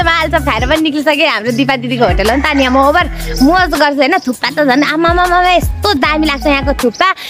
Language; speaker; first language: Nepali; native; Nepali